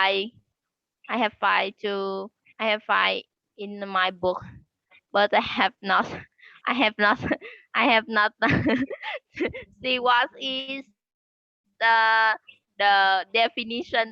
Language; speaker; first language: English; non-native, learner; Vietnamese